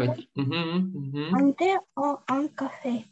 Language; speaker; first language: French; non-native, learner; Russian